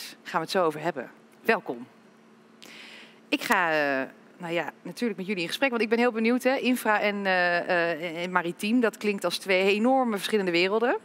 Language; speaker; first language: Dutch; native; Dutch